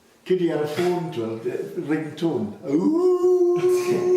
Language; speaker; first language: Welsh; native; Welsh